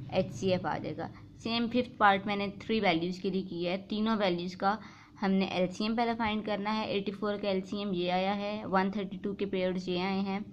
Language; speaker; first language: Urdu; native; Urdu